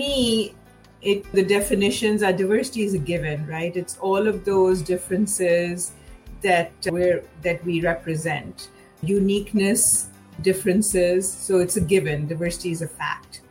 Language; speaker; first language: English; non-native, local second language; Hindi